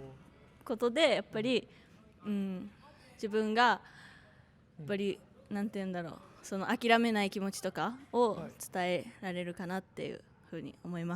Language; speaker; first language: Japanese; native; Japanese